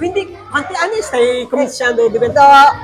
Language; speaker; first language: Italian; non-native, learner; Filipino